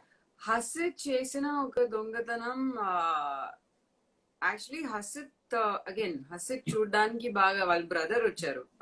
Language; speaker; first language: Telugu; non-native, fluent; Tamil